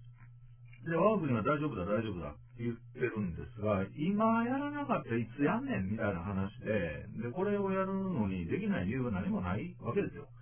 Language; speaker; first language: Japanese; native; Japanese